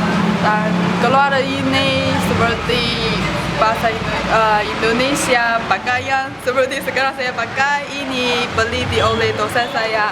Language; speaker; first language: Indonesian; non-native, learner; Chinese